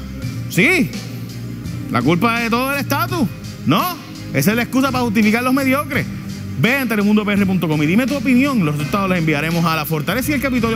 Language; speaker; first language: Spanish; native; Spanish